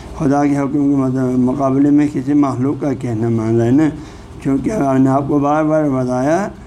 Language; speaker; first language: Urdu; non-native, local second language; Balti